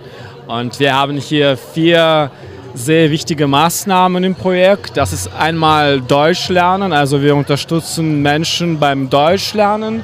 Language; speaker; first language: German; non-native, fluent; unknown